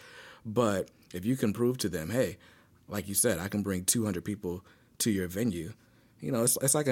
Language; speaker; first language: English; native; English